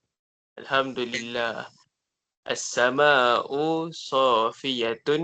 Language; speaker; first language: Arabic; non-native, learner; Malay